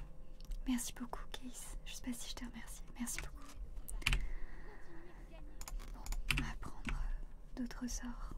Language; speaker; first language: French; native; French